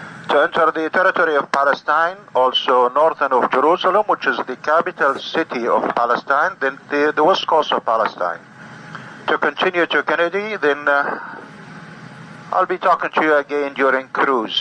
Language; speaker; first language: English; non-native, fluent; Arabic